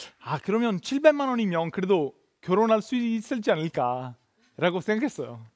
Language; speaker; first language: Korean; non-native, fluent; Italian